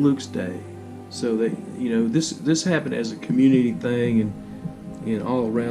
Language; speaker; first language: English; native; English